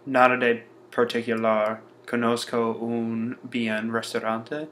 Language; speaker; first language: Spanish; non-native, learner; English